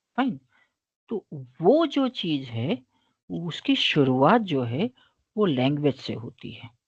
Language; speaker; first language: Hindi; non-native, local second language; Gujarati